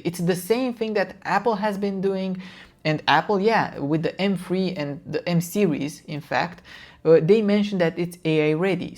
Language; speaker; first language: English; non-native, fluent; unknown